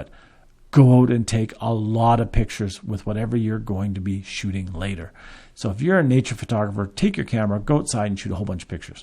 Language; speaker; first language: English; native; English